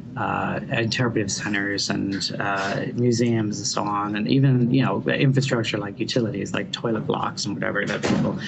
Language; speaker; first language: English; native; English